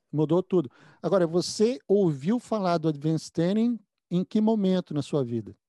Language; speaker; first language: Portuguese; native; Portuguese